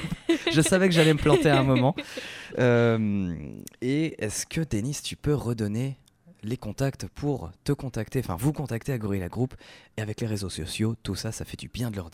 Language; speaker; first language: French; native; French